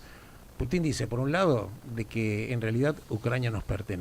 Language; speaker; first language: Spanish; native; Spanish